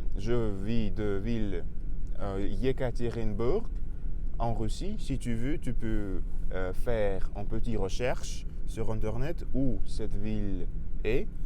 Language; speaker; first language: French; non-native, learner; Russian